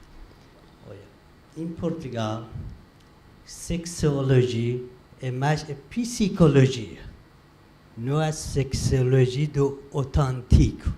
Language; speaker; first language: Portuguese; non-native, learner; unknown